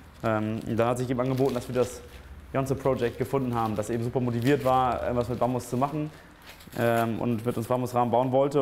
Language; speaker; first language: German; native; German